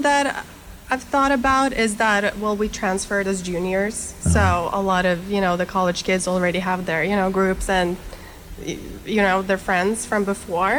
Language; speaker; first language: English; non-native, fluent; Norwegian